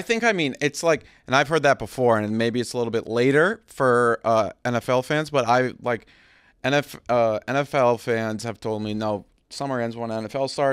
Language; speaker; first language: English; native; English